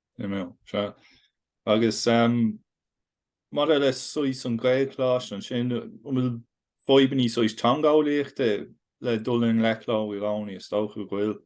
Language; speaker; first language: Irish; non-native, local second language; English